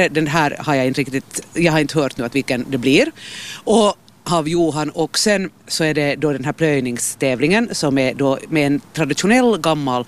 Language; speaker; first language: Swedish; native; Swedish